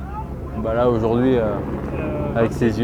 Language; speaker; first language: French; native; French